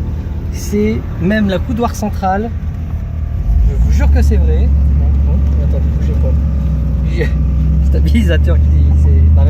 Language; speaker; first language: French; native; French